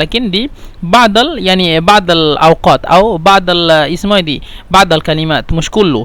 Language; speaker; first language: Arabic; non-native, fluent; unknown